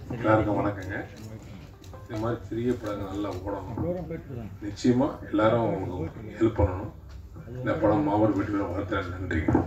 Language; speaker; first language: Tamil; native; Tamil